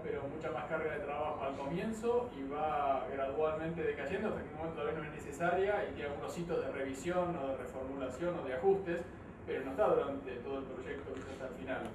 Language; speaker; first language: Spanish; native; Spanish